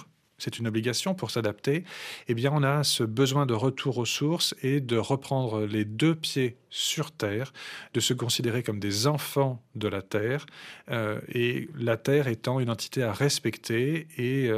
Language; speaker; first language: French; native; French